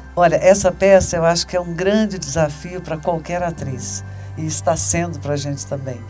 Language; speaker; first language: Portuguese; native; Portuguese